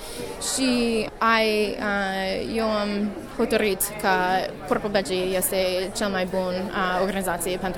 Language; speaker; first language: Romanian; non-native, learner; English